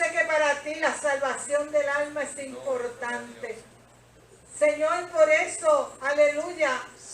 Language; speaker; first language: Spanish; native; Spanish